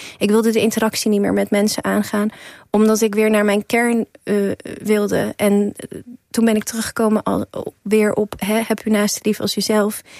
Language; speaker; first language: Dutch; early bilingual, other home language; Persian